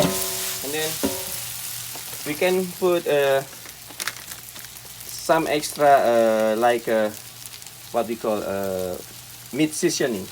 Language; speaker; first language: English; non-native, fluent; Indonesian